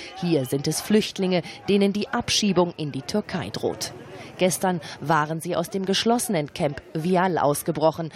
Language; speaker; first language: German; native; German